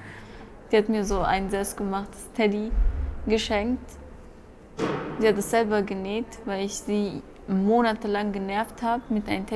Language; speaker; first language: German; early bilingual, other home language; Persian